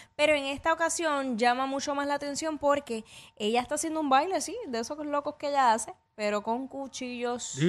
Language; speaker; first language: Spanish; native; Spanish